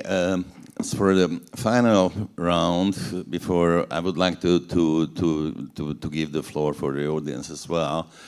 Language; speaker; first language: English; non-native, fluent; Hungarian